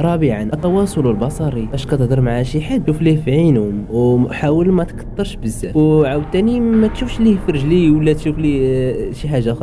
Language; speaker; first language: Arabic; native; Arabic